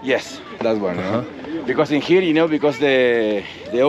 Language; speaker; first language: English; non-native, learner; Portuguese